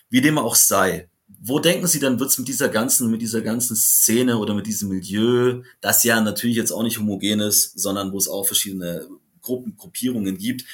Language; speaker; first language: German; native; German